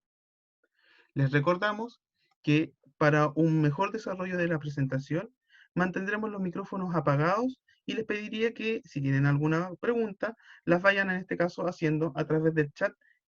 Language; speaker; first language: Spanish; native; Spanish